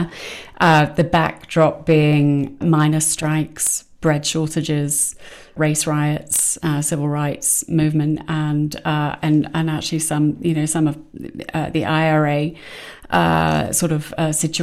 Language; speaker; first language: English; native; English